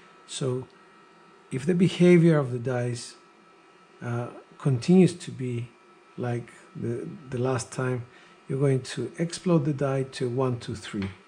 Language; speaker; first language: English; non-native, fluent; Greek